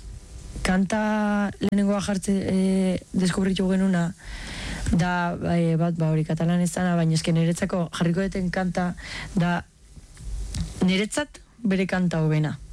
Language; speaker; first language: Basque; native; Basque